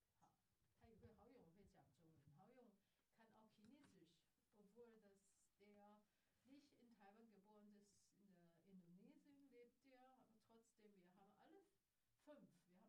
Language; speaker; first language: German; non-native, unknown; Chinese